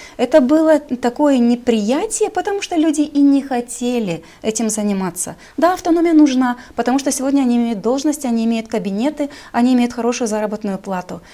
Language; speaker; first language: Russian; non-native, local second language; Gagauz